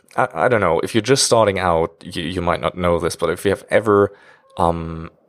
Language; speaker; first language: English; non-native, fluent; German